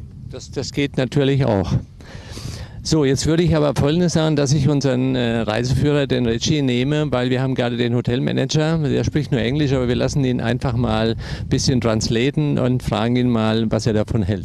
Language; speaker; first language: German; native; German